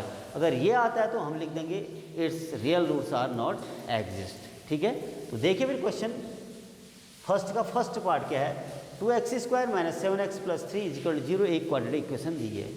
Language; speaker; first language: Hindi; native; Hindi